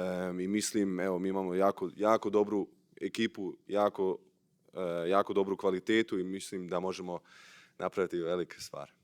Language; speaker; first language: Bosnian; early bilingual, heritage; Bosnian